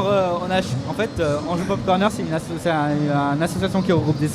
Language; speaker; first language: French; native; French